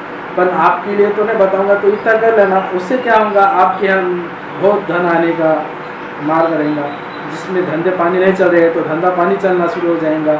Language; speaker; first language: Hindi; non-native, local second language; Marathi